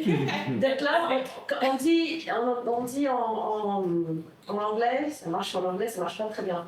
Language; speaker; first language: French; non-native, fluent; English